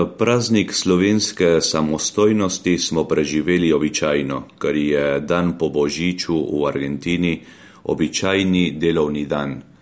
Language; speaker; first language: Slovenian; early bilingual, heritage; Slovenian